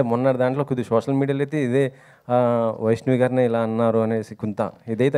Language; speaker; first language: Telugu; native; Telugu